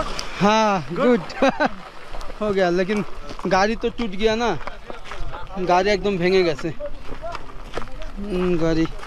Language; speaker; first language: Hindi; non-native, learner; Bangla